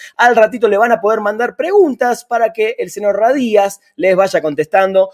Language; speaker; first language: Spanish; native; Spanish